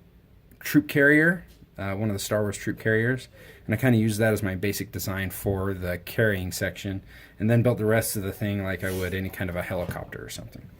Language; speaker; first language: English; native; English